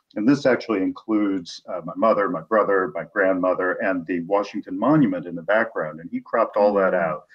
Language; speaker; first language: English; native; English